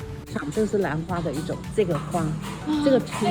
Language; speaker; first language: Chinese; native; Chinese